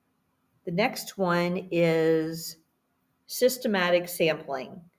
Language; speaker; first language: English; native; English